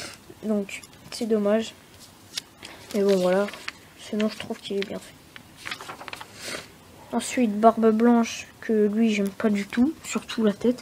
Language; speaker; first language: French; native; French